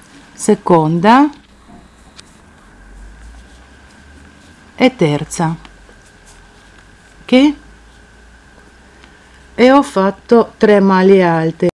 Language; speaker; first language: Italian; non-native, fluent; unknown